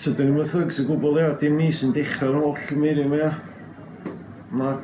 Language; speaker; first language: Welsh; native; Welsh